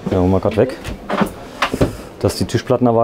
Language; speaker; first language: German; native; German